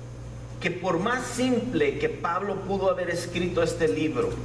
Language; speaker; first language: Spanish; native; Spanish